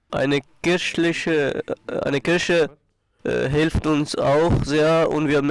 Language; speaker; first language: German; non-native, fluent; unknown